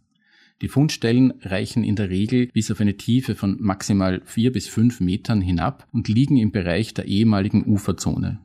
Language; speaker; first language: German; native; German